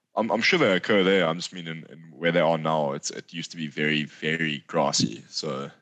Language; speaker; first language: English; native; English